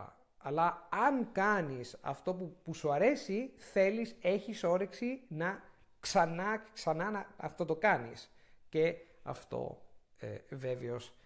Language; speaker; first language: Greek; non-native, fluent; Italian